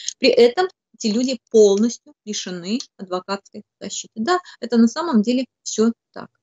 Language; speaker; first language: Russian; native; Russian